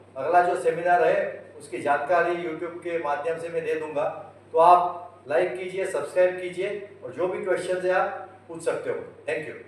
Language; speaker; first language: Hindi; non-native, local second language; Marathi